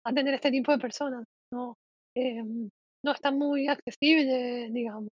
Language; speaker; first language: Spanish; native; Spanish